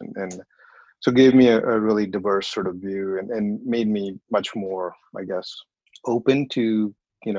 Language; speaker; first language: English; non-native, local second language; Hindi